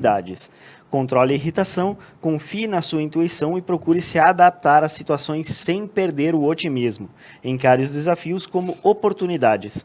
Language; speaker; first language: Portuguese; native; Portuguese